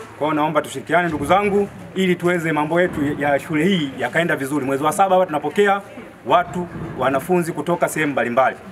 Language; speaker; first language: Swahili; native; Swahili